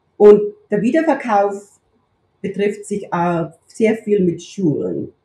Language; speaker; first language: German; native; German